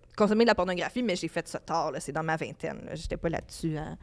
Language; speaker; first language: French; native; French